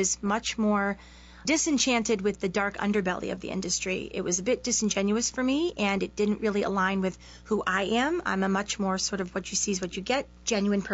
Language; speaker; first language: English; native; English